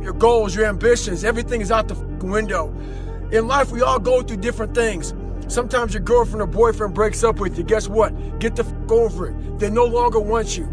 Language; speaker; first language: English; native; English